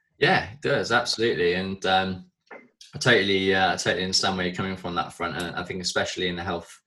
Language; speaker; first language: English; native; English